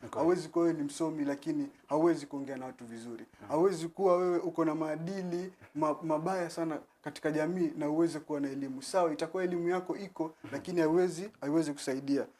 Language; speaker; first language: Swahili; native; Swahili